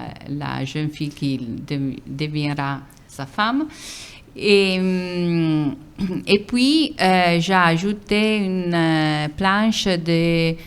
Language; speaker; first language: French; non-native, fluent; Italian